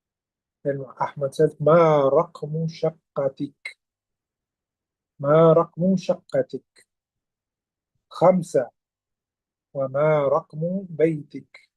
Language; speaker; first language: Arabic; non-native, fluent; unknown